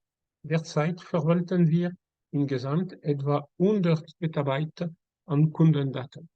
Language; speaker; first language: German; non-native, learner; French